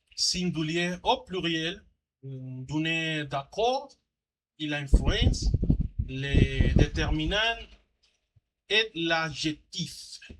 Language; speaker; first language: French; non-native, learner; Spanish